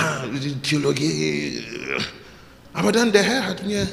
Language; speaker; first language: German; non-native, learner; English